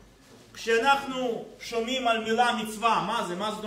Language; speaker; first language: Hebrew; non-native, fluent; Russian